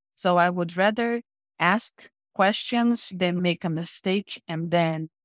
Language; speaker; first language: English; non-native, fluent; Portuguese